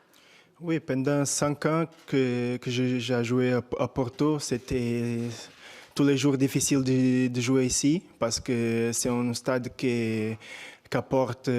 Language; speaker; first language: French; non-native, fluent; Portuguese